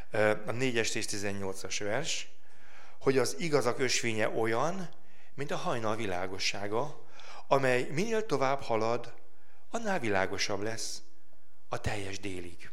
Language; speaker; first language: Hungarian; native; Hungarian